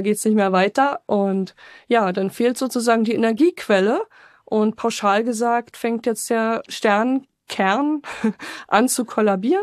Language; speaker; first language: German; native; German